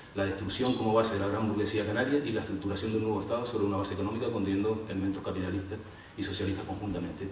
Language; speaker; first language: Spanish; native; Spanish